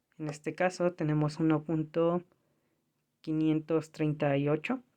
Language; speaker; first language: Spanish; native; Spanish